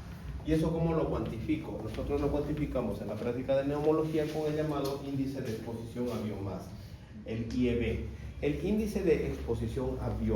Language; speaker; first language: Spanish; native; Spanish